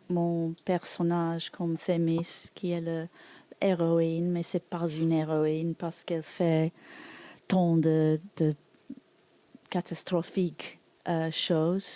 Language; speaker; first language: French; non-native, learner; English